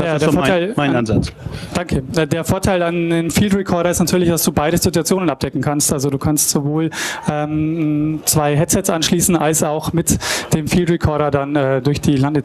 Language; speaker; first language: German; native; German